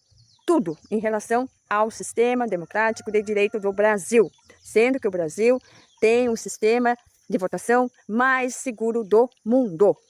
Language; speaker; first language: Portuguese; native; Portuguese